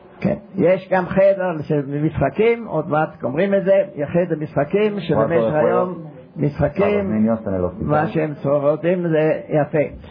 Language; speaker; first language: Hebrew; non-native, fluent; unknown